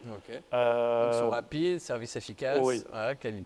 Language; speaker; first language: French; native; French